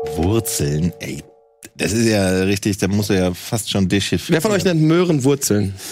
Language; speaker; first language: German; native; German